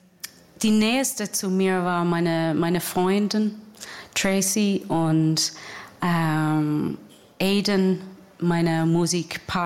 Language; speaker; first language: German; non-native, learner; English